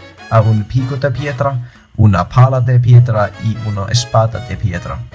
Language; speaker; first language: Spanish; non-native, learner; Icelandic